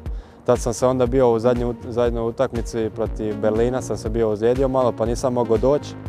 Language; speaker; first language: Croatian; early bilingual, heritage; Croatian